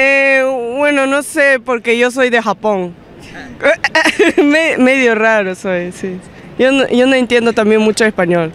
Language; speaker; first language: Spanish; non-native, learner; Japanese